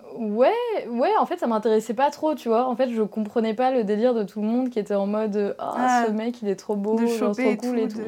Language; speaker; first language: French; native; French